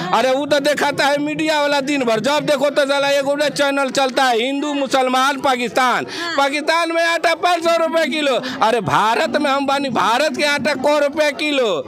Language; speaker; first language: Hindi; native; Hindi